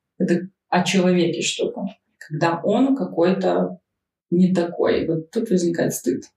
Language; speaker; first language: Russian; native; Russian